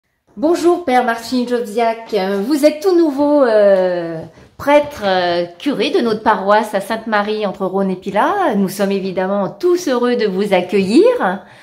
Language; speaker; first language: French; native; French